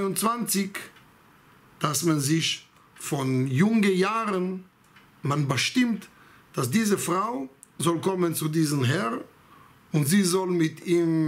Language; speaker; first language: German; non-native, fluent; Hebrew